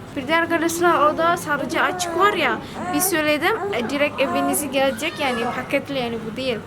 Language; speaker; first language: Turkish; non-native, learner; Indonesian